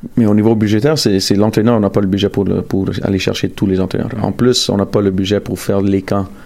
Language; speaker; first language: French; early bilingual, other home language; Italian